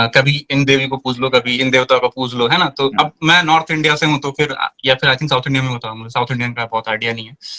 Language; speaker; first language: Hindi; native; Hindi